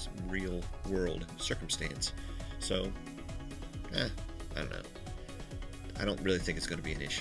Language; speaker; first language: English; native; English